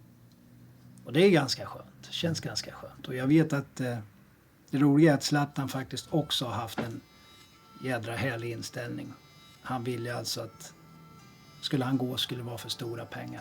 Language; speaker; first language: Swedish; native; Swedish